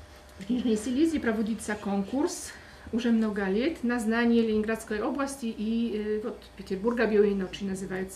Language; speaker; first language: Russian; non-native, fluent; Polish